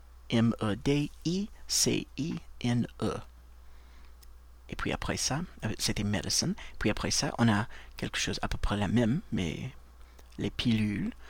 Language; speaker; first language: French; non-native, fluent; English